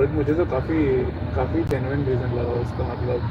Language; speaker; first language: Hindi; native; Hindi